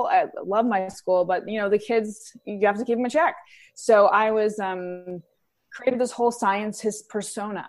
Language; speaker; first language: English; native; English